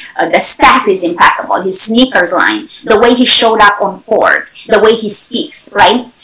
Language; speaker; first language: English; non-native, fluent; Romanian